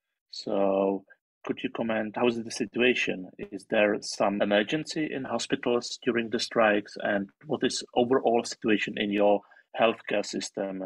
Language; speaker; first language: English; non-native, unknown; Czech